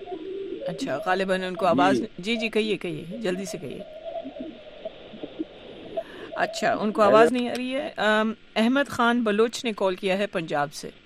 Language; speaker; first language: Urdu; native; Urdu